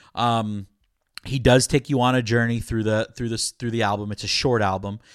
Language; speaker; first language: English; early bilingual, other home language; Spanish